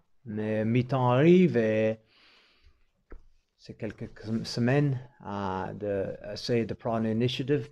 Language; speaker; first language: French; non-native, fluent; English